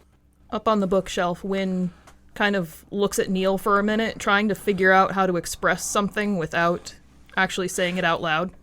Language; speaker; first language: English; native; English